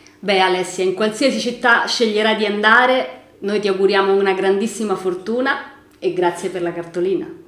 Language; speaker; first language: Italian; native; Italian